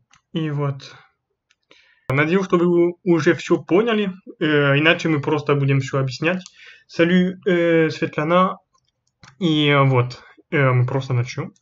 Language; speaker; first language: Russian; non-native, fluent; French